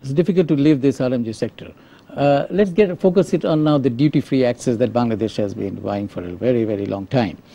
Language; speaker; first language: English; non-native, local second language; Bangla